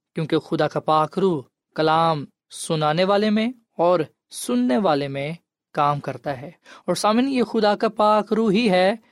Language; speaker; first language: Urdu; non-native, local second language; Punjabi